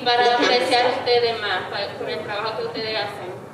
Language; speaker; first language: Spanish; early bilingual, heritage; English